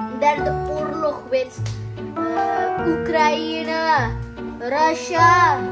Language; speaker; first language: Dutch; early bilingual, other home language; Nepali